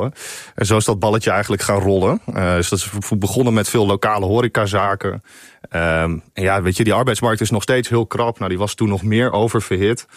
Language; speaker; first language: Dutch; native; Dutch